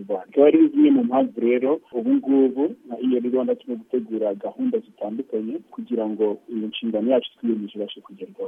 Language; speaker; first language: Kinyarwanda; early bilingual, heritage; Kinyarwanda